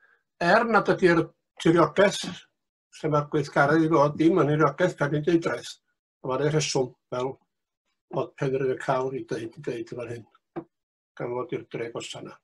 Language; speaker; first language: Welsh; native; Welsh